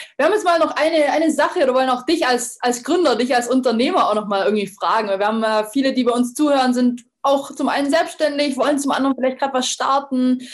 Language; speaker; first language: German; native; German